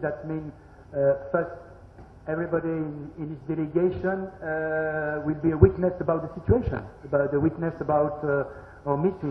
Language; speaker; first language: English; non-native, learner; French